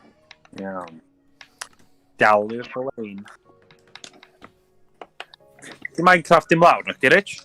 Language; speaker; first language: Welsh; native; Welsh